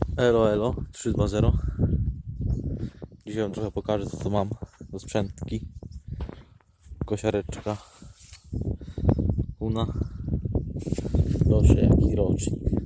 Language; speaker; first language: Polish; native; Polish